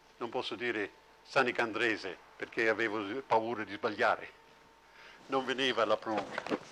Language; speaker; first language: Italian; non-native, fluent; English